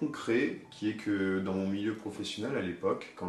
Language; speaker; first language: French; native; French